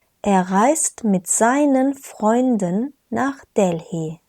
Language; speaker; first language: German; non-native, fluent; Turkish